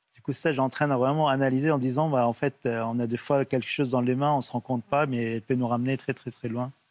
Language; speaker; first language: French; non-native, fluent; Arabic